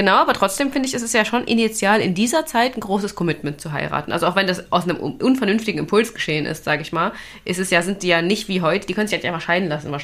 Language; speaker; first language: German; native; German